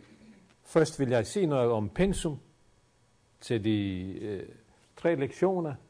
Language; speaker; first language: Danish; non-native, fluent; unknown